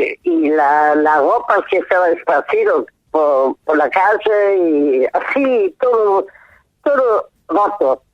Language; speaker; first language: Spanish; non-native, fluent; German